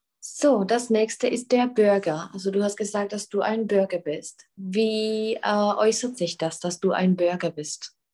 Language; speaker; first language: German; non-native, fluent; Czech